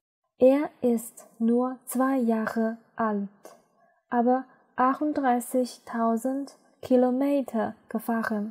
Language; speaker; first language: German; non-native, learner; Chinese